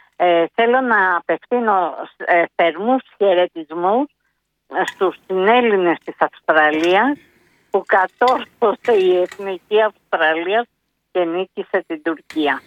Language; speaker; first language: Greek; native; Greek